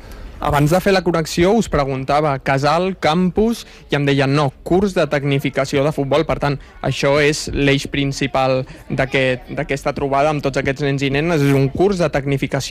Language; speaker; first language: Catalan; native; Catalan